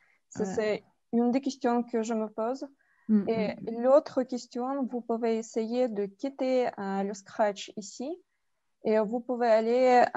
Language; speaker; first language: French; non-native, fluent; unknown